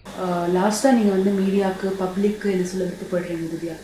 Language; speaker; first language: Tamil; native; Tamil